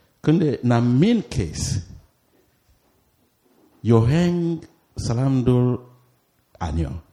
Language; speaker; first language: Korean; non-native, learner; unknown